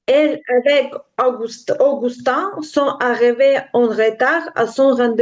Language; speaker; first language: French; non-native, learner; Ukrainian